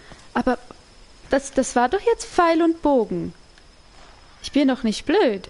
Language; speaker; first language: German; native; German